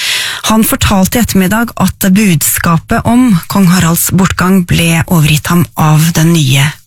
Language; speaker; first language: Norwegian; native; Norwegian